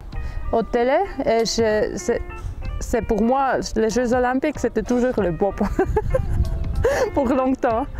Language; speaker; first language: French; non-native, local second language; German